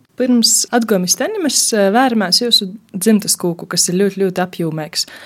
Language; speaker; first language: Latvian; native; Latvian